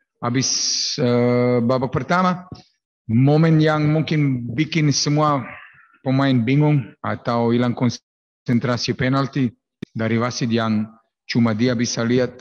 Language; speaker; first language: Indonesian; non-native, learner; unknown